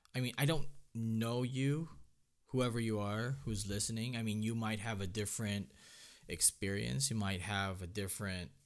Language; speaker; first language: English; non-native, local second language; Filipino